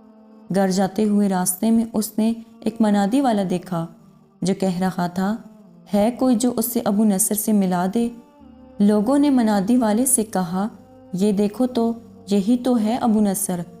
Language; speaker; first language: Urdu; native; Urdu